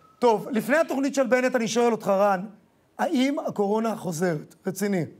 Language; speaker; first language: Hebrew; native; Hebrew